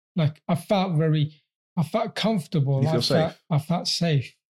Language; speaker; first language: English; early bilingual, other home language; Persian